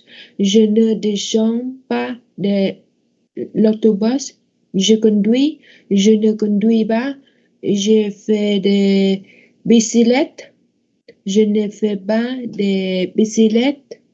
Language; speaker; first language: French; non-native, learner; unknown